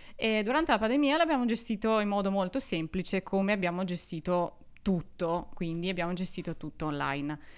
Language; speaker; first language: Italian; non-native, fluent; Russian